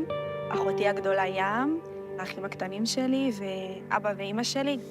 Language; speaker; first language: Hebrew; native; Hebrew